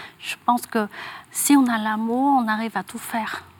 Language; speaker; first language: French; non-native, fluent; Vietnamese